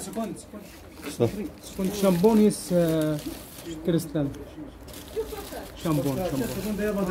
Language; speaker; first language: Russian; non-native, learner; Arabic